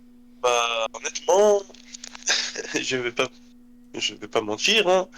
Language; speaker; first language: French; native; French